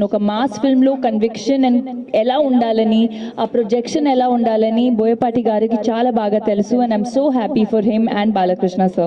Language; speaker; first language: Telugu; non-native, local second language; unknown